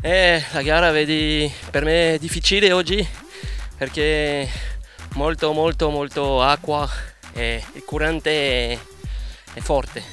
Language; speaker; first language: Italian; non-native, learner; French